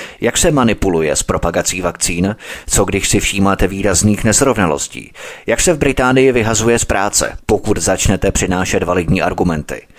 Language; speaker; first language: Czech; native; Czech